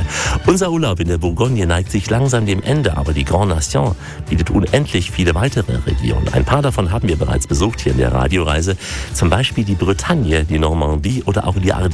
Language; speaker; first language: German; native; German